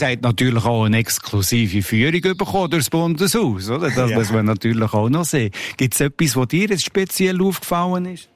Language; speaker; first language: German; native; German